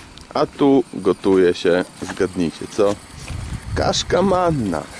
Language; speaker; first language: Polish; native; Polish